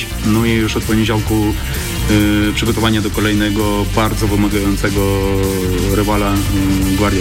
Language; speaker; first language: Polish; non-native, fluent; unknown